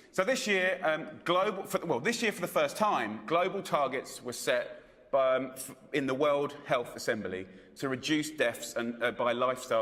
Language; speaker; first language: English; native; English